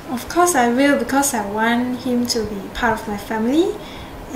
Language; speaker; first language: English; non-native, local second language; Chinese